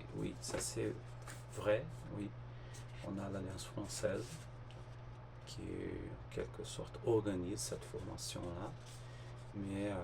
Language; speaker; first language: French; non-native, fluent; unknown